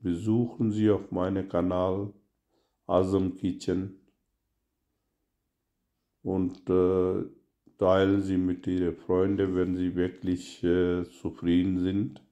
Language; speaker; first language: German; non-native, learner; Urdu